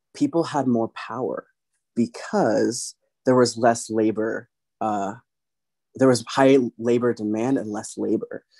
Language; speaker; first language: English; native; English